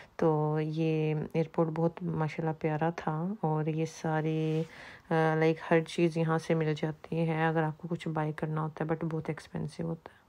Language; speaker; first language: Urdu; non-native, local second language; Punjabi